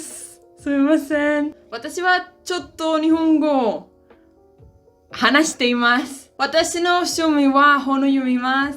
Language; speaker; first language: Japanese; non-native, learner; Spanish